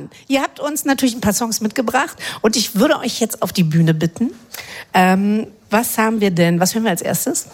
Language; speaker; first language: German; native; German